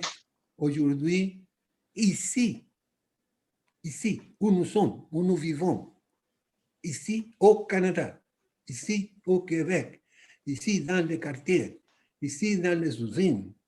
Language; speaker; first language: French; non-native, fluent; Spanish